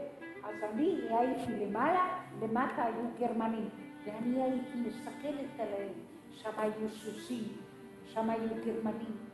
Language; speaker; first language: Hebrew; non-native, fluent; Albanian